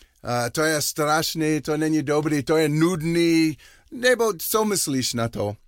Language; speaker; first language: Czech; non-native, learner; English